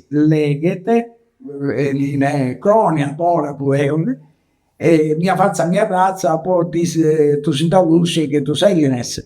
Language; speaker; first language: Greek; non-native, learner; Italian